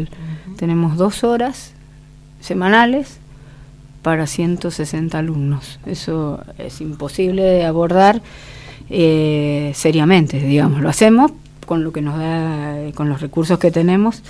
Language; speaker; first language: Spanish; native; Spanish